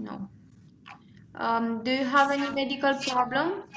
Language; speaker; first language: English; non-native, fluent; Romanian